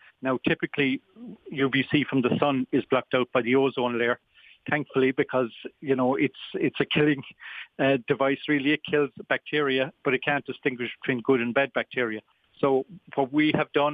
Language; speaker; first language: English; native; English